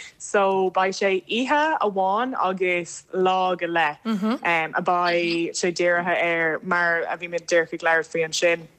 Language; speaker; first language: Irish; non-native, local second language; English